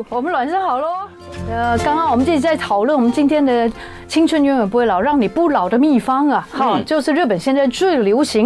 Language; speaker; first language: Chinese; native; Chinese